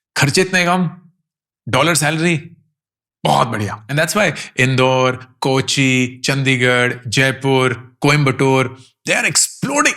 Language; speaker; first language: Hindi; native; Hindi